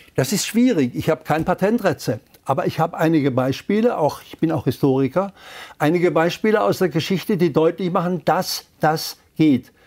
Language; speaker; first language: German; native; German